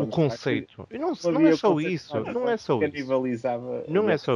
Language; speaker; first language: Portuguese; native; Portuguese